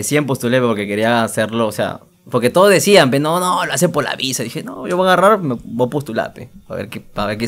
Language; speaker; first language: Spanish; native; Spanish